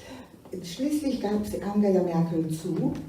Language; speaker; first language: German; native; German